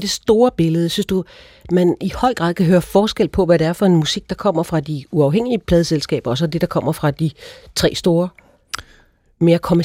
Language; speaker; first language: Danish; native; Danish